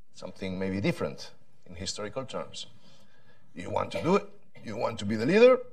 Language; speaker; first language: English; non-native, fluent; Spanish